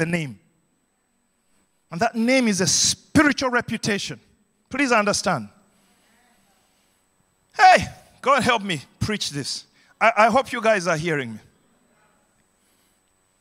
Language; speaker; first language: English; non-native, local second language; Ganda